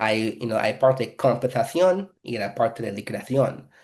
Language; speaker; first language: Spanish; non-native, fluent; English